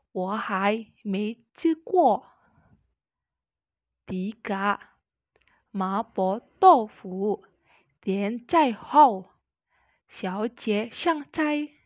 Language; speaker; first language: Chinese; non-native, learner; Indonesian